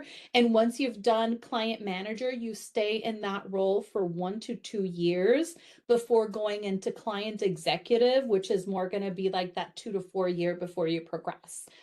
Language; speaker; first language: English; native; English